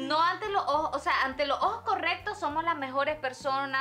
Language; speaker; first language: Spanish; native; Spanish